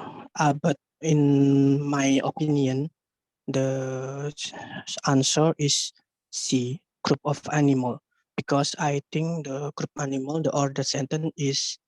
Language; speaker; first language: English; non-native, learner; Indonesian